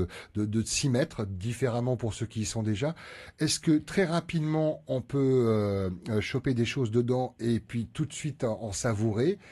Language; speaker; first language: French; native; French